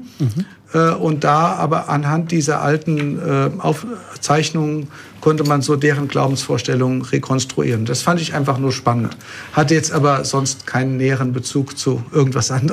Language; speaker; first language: German; native; German